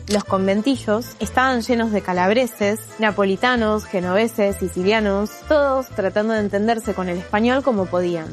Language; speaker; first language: Spanish; native; Spanish